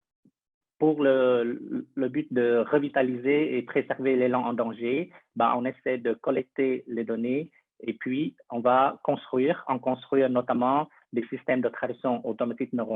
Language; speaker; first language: French; non-native, fluent; Vietnamese